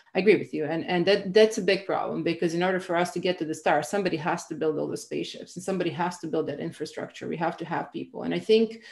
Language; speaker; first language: English; non-native, fluent; Croatian